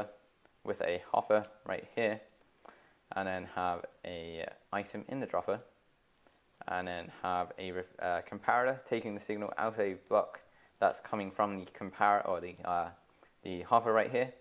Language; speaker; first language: English; native; English